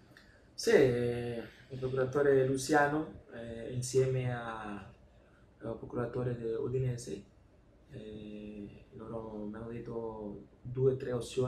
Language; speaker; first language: Italian; non-native, learner; Spanish